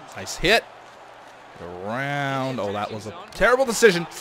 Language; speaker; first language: English; native; English